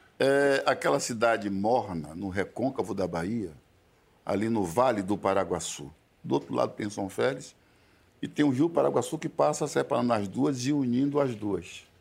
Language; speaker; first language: Portuguese; native; Portuguese